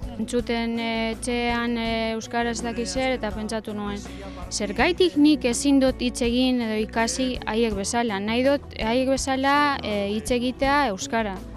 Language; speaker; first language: Basque; non-native, learner; Albanian